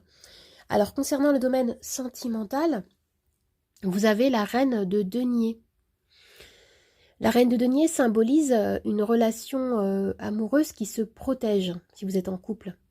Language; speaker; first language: French; native; French